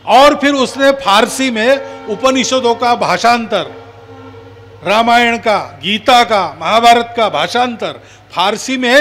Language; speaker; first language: Hindi; non-native, local second language; Marathi